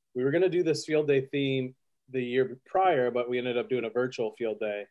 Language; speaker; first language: English; native; English